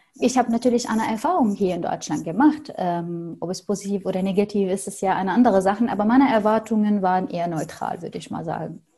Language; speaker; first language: German; non-native, fluent; Arabic